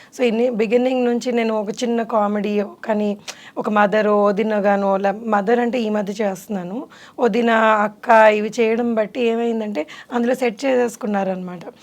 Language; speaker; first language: Telugu; native; Telugu